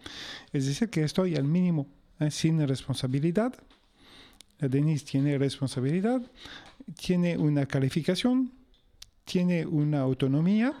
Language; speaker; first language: Spanish; non-native, fluent; French